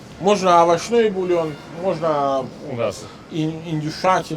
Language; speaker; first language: Russian; non-native, fluent; Italian